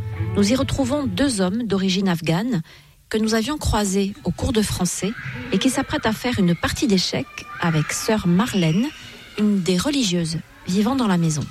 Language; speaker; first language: French; native; French